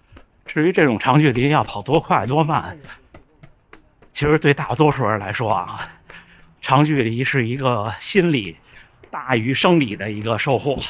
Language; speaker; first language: Chinese; native; Chinese